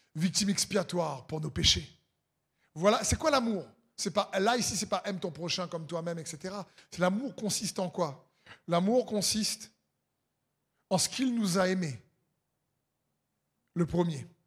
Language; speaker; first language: French; native; French